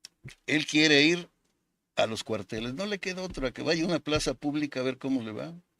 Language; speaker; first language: Spanish; native; Spanish